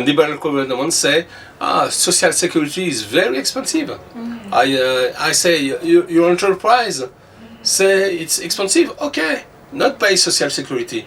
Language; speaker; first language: English; non-native, learner; French